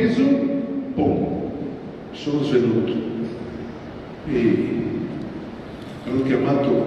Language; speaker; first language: Italian; non-native, fluent; Portuguese